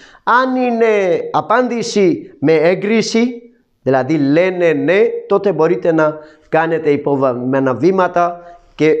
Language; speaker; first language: Greek; non-native, fluent; Urdu